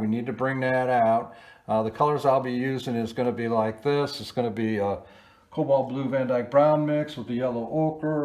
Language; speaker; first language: English; native; English